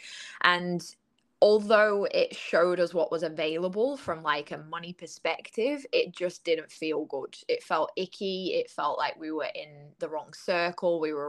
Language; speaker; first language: English; native; English